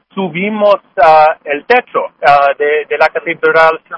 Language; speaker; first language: Spanish; non-native, fluent; English